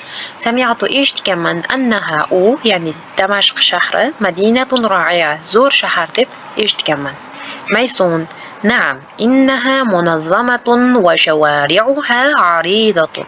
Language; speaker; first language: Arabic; non-native, fluent; Uzbek